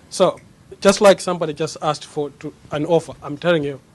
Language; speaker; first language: English; non-native, local second language; Nyanja